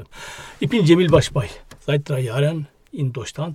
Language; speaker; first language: German; non-native, learner; Turkish